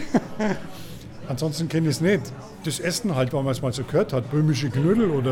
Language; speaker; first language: German; native; German